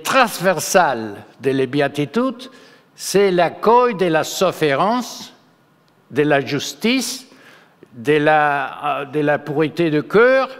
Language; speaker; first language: French; non-native, fluent; Spanish